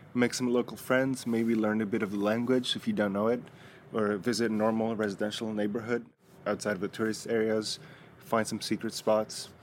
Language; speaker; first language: English; non-native, fluent; Greek